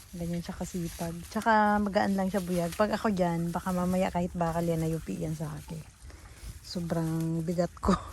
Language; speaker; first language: Filipino; native; Filipino